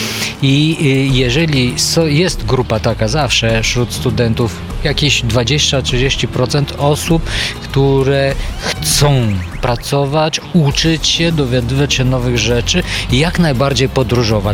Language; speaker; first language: Polish; non-native, fluent; Bulgarian